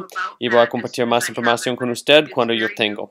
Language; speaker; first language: Spanish; non-native, learner; English